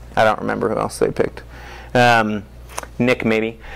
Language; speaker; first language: English; native; English